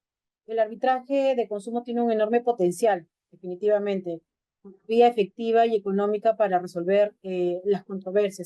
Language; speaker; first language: Spanish; native; Spanish